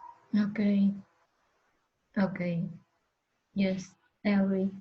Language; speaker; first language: English; non-native, learner; Spanish